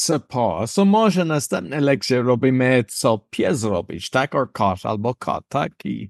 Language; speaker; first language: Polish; non-native, learner; English